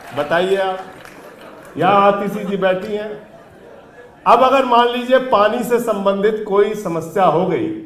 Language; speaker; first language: Hindi; native; Hindi